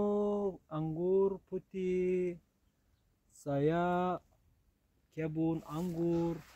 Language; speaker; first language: Indonesian; non-native, learner; Turkish